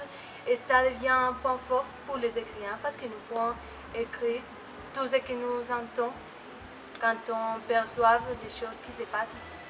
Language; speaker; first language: French; non-native, fluent; Spanish